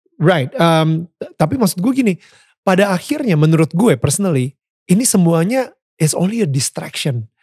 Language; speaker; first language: Indonesian; native; Indonesian